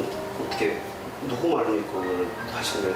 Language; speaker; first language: Korean; native; Korean